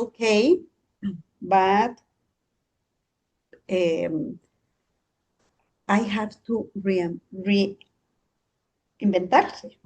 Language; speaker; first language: English; non-native, learner; Spanish